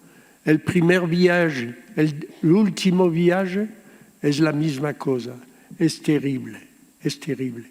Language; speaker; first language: Spanish; early bilingual, heritage; Ladino